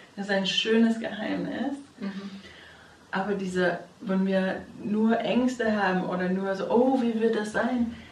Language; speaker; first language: German; non-native, fluent; English